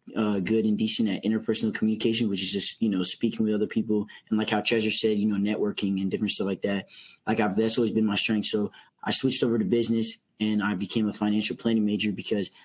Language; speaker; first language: English; native; English